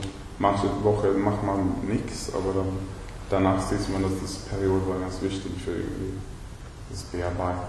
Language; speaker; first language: German; non-native, learner; Swedish